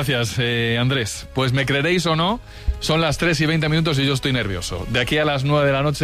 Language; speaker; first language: Spanish; native; Spanish